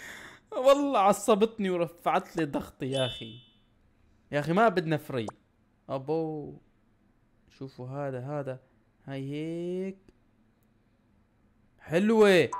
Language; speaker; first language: Arabic; native; Arabic